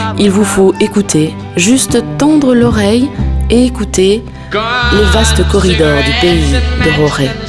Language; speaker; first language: French; native; French